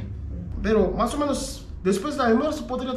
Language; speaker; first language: Spanish; non-native, learner; Korean